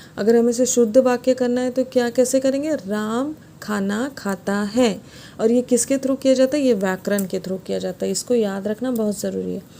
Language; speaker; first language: Hindi; native; Hindi